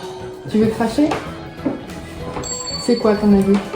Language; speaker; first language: French; native; French